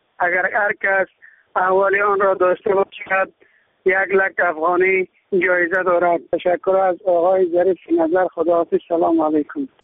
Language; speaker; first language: Persian; native; Persian